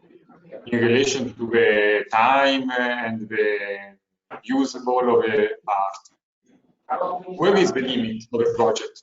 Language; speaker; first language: English; non-native, learner; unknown